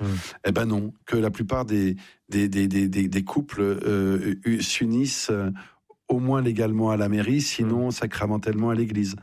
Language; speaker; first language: French; native; French